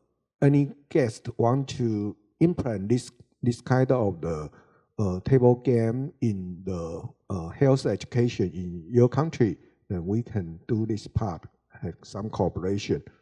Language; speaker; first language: English; non-native, learner; Chinese